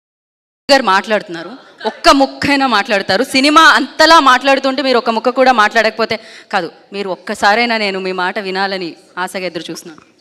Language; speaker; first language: Telugu; native; Telugu